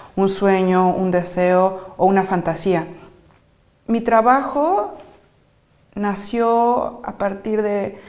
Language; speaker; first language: Spanish; native; Spanish